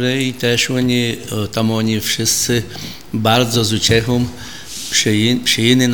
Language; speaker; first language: Polish; early bilingual, heritage; Polish